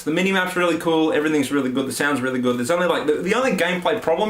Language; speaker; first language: English; native; English